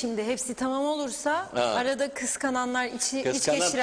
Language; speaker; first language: Turkish; native; Turkish